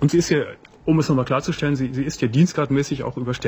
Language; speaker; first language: German; native; German